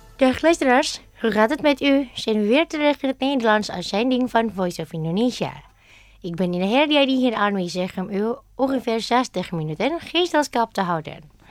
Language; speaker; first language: Dutch; non-native, fluent; Indonesian